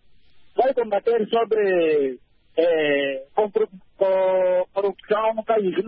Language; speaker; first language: Portuguese; non-native, local second language; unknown